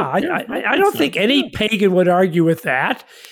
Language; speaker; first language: English; native; English